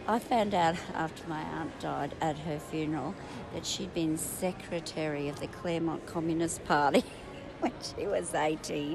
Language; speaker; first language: English; native; English